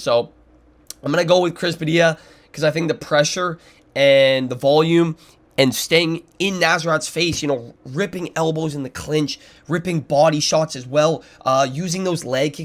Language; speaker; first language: English; native; English